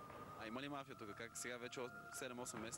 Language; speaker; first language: Bulgarian; native; Bulgarian